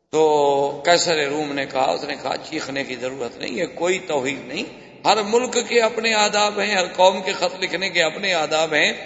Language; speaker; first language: Urdu; native; Urdu